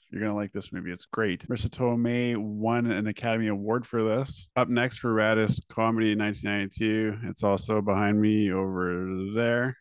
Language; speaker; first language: English; native; English